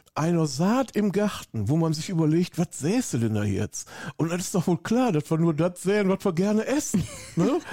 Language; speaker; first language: German; native; German